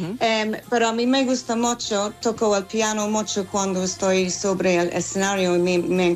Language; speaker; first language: Spanish; non-native, fluent; English